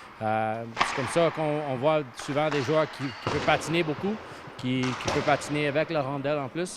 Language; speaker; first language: French; non-native, fluent; English